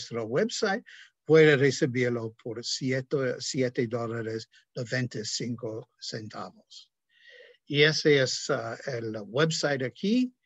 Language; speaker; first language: Spanish; non-native, fluent; English